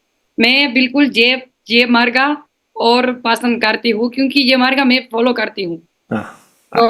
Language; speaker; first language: Hindi; non-native, learner; Spanish